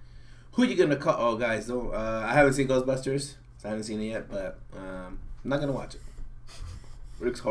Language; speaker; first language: English; native; English